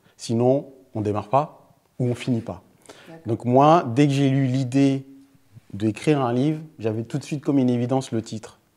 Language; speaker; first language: French; early bilingual, other home language; Fula